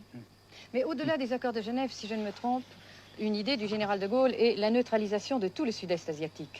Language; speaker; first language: French; native; French